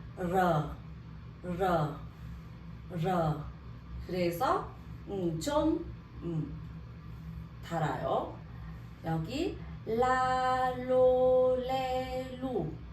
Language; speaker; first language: Korean; non-native, learner; Vietnamese